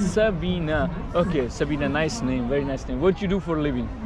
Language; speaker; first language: English; non-native, learner; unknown